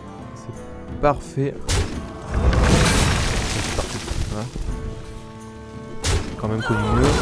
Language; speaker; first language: French; native; French